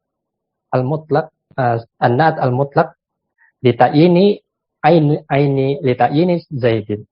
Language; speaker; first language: Arabic; non-native, fluent; Indonesian